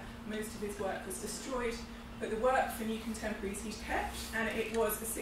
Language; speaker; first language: English; native; English